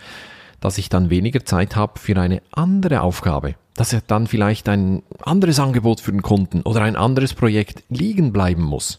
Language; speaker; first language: German; native; German